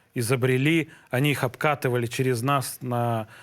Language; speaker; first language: Russian; native; Russian